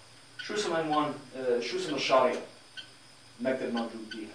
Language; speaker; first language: Arabic; non-native, learner; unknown